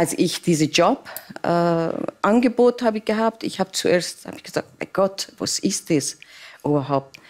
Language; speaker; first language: German; non-native, learner; Persian